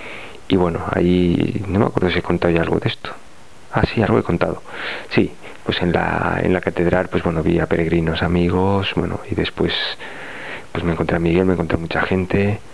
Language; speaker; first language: Spanish; native; Spanish